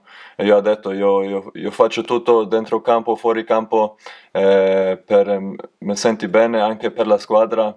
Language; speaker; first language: Italian; non-native, learner; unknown